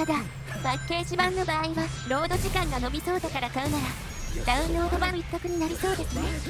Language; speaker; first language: Japanese; native; Japanese